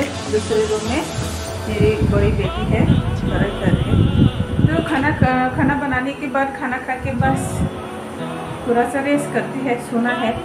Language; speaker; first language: Hindi; non-native, local second language; Bangla